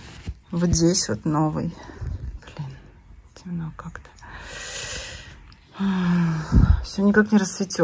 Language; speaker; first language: Russian; native; Russian